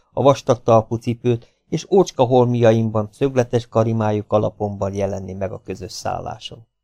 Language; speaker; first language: Hungarian; native; Hungarian